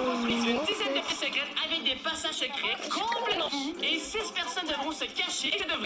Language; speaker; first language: French; native; French